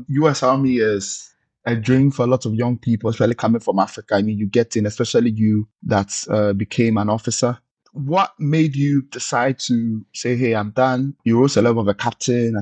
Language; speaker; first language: English; non-native, local second language; Akan